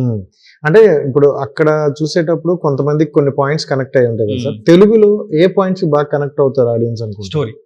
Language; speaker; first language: Telugu; native; Telugu